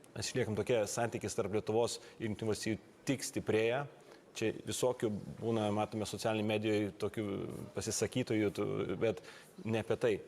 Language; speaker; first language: Lithuanian; native; Lithuanian